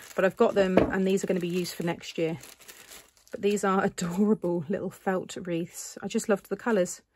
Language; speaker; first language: English; native; English